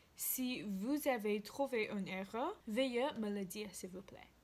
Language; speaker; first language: French; non-native, learner; English